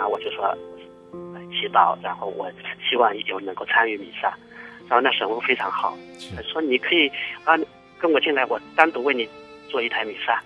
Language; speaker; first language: Chinese; native; Chinese